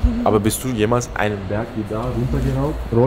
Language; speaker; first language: German; early bilingual, other home language; Persian